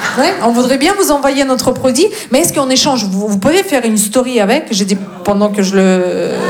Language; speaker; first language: French; non-native, fluent; Russian